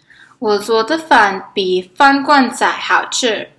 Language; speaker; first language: Chinese; non-native, learner; English